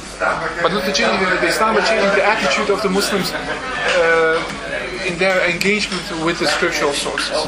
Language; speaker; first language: English; non-native, fluent; Dutch